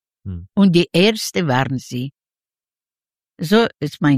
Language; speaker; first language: German; non-native, learner; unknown